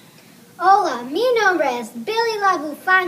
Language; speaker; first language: Spanish; non-native, learner; English